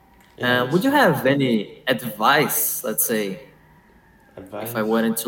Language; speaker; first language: English; non-native, fluent; Portuguese